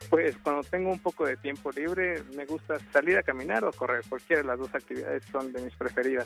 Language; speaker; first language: Spanish; native; Spanish